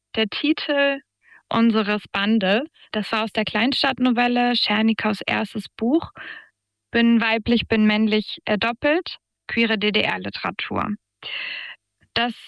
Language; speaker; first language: German; native; German